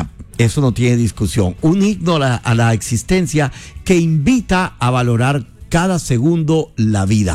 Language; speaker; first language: Spanish; native; Spanish